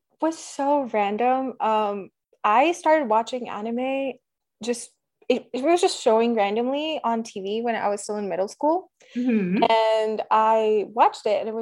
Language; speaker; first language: English; non-native, local second language; Hindi